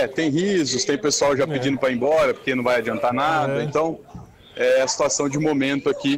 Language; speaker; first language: Portuguese; native; Portuguese